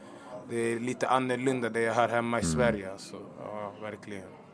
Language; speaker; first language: Swedish; early bilingual, other home language; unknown